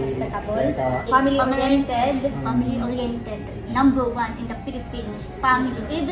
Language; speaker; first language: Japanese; non-native, learner; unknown